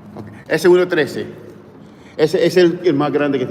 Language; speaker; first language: Spanish; early bilingual, heritage; English